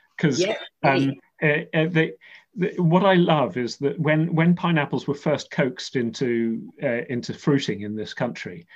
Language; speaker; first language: English; native; English